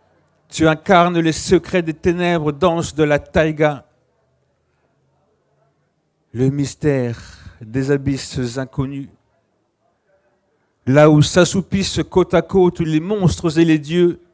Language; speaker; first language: French; native; French